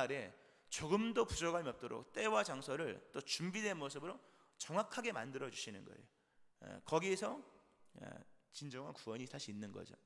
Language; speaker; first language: Korean; native; Korean